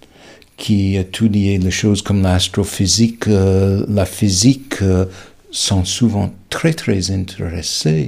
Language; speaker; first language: French; non-native, fluent; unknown